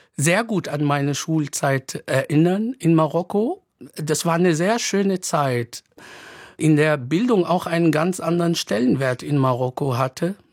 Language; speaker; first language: German; non-native, fluent; Arabic